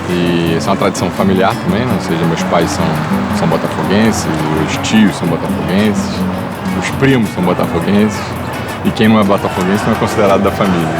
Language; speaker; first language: Portuguese; native; Portuguese